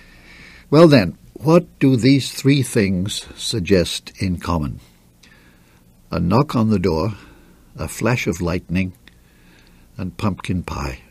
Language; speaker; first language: English; native; English